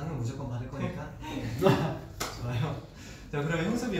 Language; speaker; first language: Korean; native; Korean